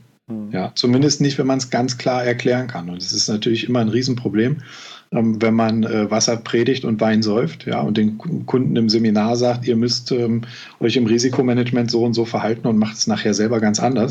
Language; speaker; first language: German; native; German